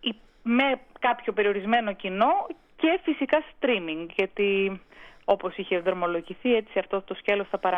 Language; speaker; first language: Greek; native; Greek